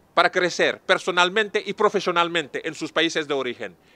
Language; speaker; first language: Spanish; non-native, fluent; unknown